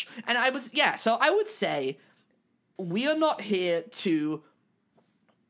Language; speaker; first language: English; native; English